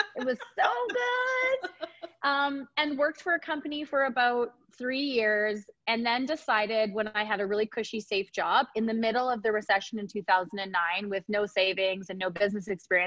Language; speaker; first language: English; native; English